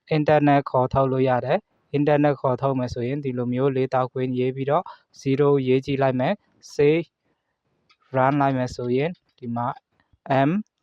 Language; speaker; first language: Burmese; native; Burmese